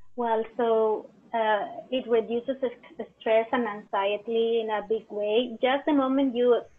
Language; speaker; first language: English; non-native, fluent; Spanish